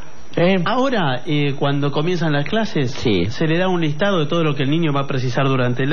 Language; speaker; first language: Spanish; native; Spanish